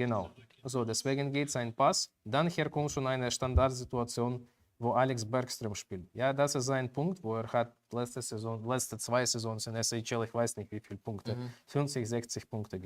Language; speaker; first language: German; non-native, learner; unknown